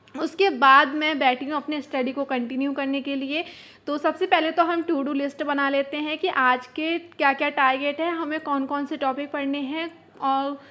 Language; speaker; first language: Hindi; native; Hindi